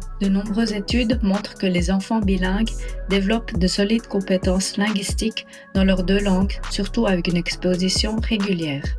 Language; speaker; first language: French; non-native, local second language; Swiss German